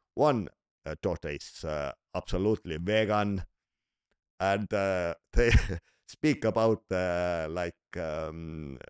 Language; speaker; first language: English; non-native, learner; Estonian